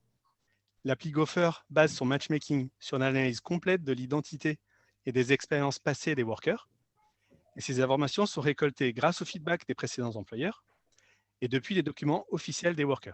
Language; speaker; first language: French; native; French